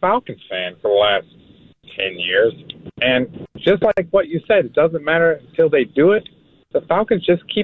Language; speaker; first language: English; native; English